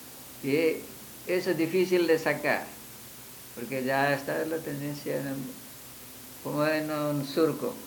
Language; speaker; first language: Spanish; non-native, fluent; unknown